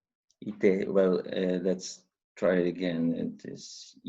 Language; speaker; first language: English; non-native, learner; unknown